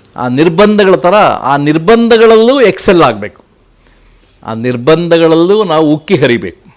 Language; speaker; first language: Kannada; native; Kannada